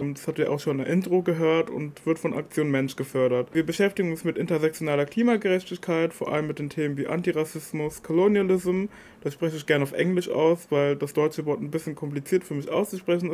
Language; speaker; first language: German; non-native, fluent; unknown